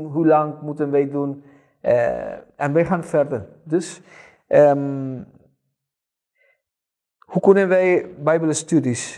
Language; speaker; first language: Dutch; non-native, fluent; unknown